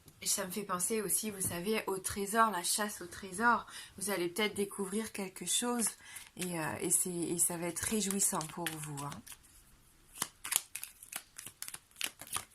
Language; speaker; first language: French; native; French